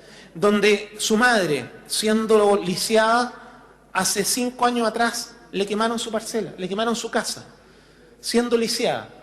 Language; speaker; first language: Spanish; native; Spanish